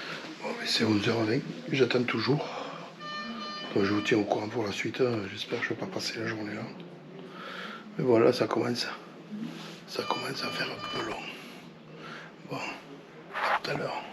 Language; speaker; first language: French; native; French